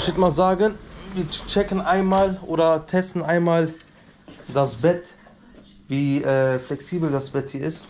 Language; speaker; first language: German; early bilingual, other home language; Turkish